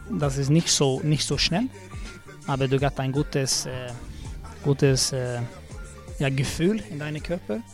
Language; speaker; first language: German; non-native, learner; Swedish